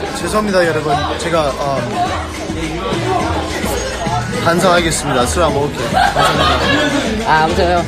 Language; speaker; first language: Korean; non-native, fluent; English